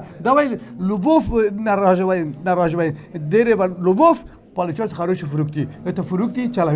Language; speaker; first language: Russian; non-native, learner; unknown